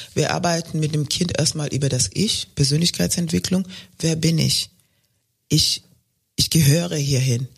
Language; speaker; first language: German; non-native, fluent; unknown